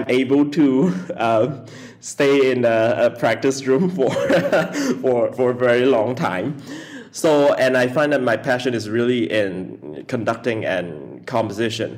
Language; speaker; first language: English; non-native, local second language; Chinese